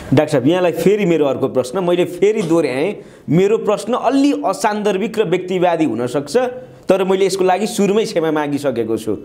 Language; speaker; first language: Nepali; native; Nepali